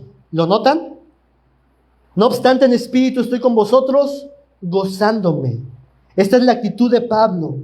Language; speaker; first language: Spanish; native; Spanish